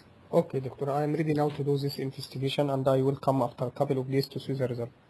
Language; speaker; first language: English; non-native, fluent; Arabic